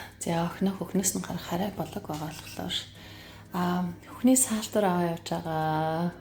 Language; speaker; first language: Mongolian; native; Mongolian